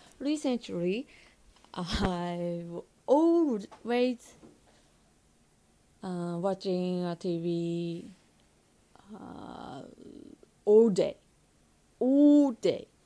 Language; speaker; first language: English; non-native, learner; Japanese